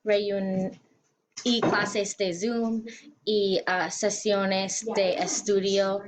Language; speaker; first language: Spanish; non-native, learner; English